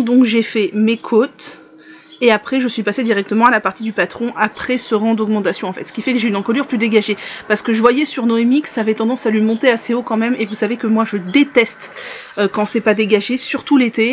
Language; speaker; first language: French; native; French